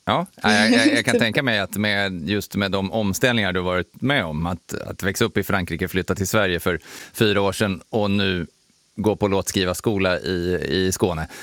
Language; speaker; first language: Swedish; native; Swedish